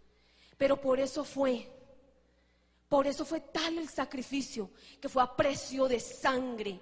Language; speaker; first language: Spanish; native; Spanish